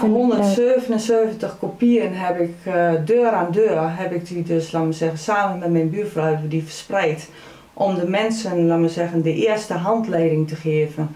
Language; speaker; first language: Dutch; native; Dutch